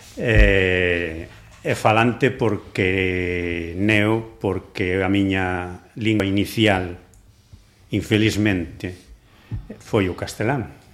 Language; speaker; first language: Galician; non-native, local second language; Spanish